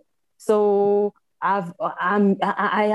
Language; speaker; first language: English; non-native, local second language; Yoruba